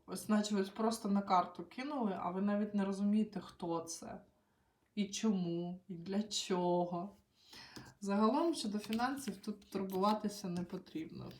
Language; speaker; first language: Ukrainian; non-native, local second language; Russian